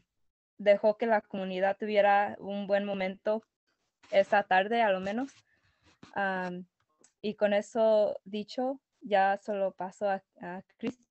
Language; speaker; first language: Spanish; early bilingual, other home language; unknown